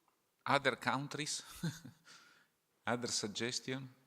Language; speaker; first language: English; non-native, fluent; Italian